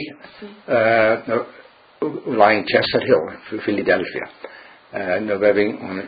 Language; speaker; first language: Italian; early bilingual, heritage; Friulian